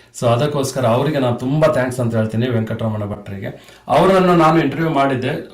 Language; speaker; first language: Kannada; native; Kannada